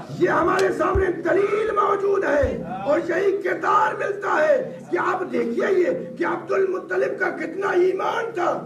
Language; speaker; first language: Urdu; non-native, local second language; Punjabi